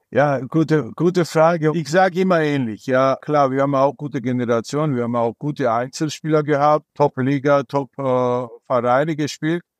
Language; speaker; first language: German; non-native, fluent; Georgian